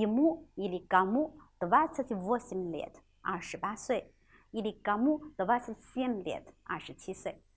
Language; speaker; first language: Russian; non-native, fluent; Chinese